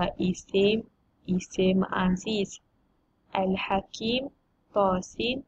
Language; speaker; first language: Arabic; non-native, learner; Malay